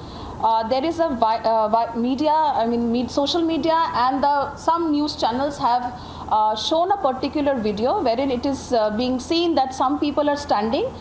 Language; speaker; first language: English; non-native, local second language; Bangla